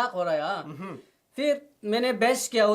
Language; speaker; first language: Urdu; non-native, learner; Persian